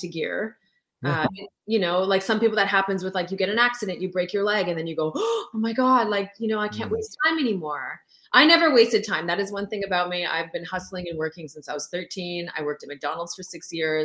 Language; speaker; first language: English; non-native, fluent; French